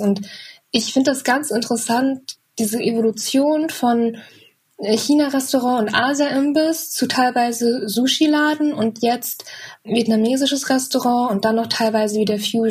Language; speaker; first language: German; native; German